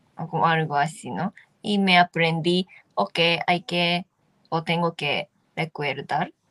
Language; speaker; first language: Spanish; non-native, learner; Japanese